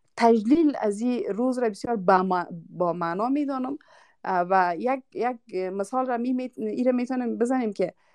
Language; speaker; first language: Persian; non-native, local second language; Uzbek